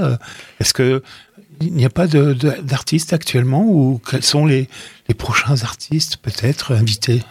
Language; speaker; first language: French; native; French